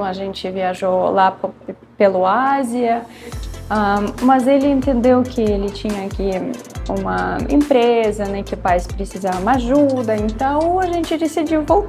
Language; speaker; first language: Portuguese; non-native, fluent; Russian